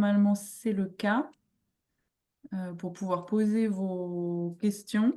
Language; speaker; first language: French; native; French